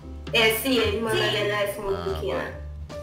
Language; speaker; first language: Spanish; non-native, learner; Portuguese